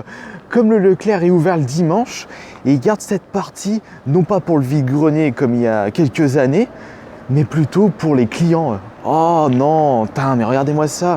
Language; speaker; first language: French; native; French